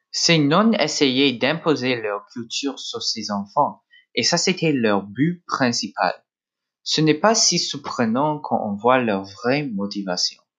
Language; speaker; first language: French; non-native, local second language; English